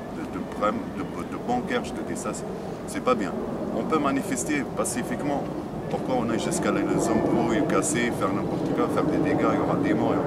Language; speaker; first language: French; non-native, local second language; Arabic